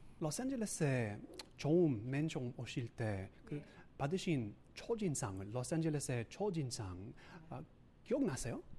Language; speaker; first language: Korean; non-native, learner; English